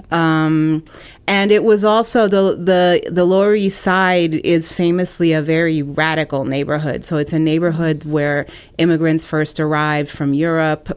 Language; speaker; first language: English; native; English